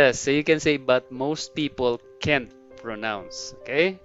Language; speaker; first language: English; non-native, fluent; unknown